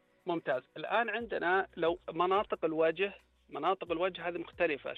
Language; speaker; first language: Arabic; native; Arabic